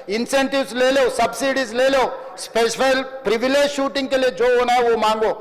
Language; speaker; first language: Hindi; non-native, local second language; Telugu